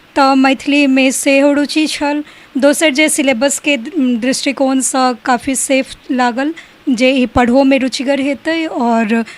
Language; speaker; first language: Maithili; native; Maithili